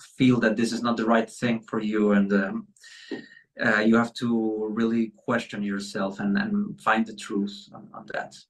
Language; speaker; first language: English; non-native, fluent; Spanish